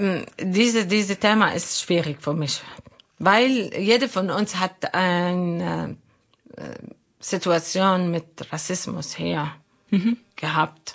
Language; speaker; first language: German; non-native, learner; Arabic